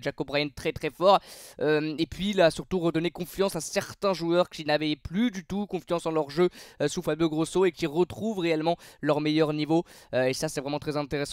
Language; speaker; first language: French; native; French